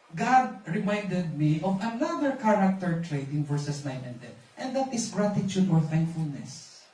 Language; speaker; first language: English; non-native, local second language; Filipino